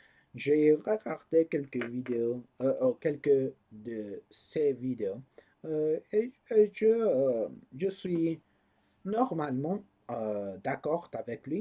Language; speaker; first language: French; non-native, learner; English